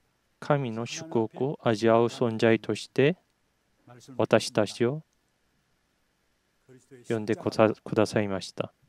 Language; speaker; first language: Japanese; non-native, fluent; Korean